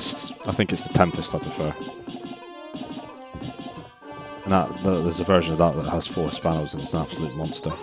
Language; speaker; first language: English; native; English